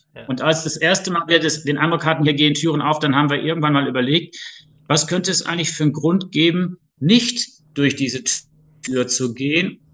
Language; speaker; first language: German; native; German